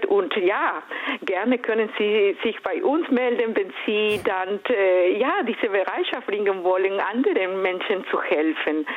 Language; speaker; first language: German; non-native, fluent; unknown